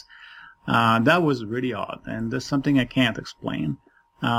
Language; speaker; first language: English; non-native, fluent; French